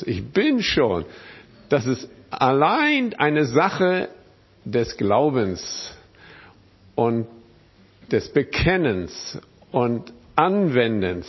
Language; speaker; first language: German; non-native, fluent; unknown